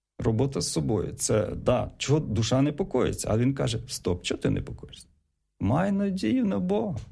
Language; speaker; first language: Ukrainian; native; Ukrainian